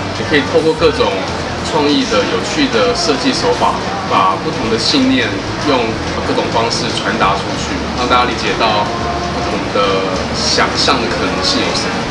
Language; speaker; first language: Chinese; native; Chinese